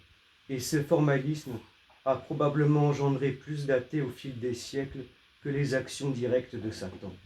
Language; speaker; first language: French; native; French